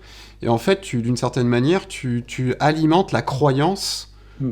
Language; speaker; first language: French; native; French